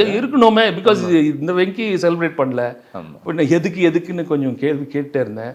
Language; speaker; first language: Tamil; non-native, local second language; Telugu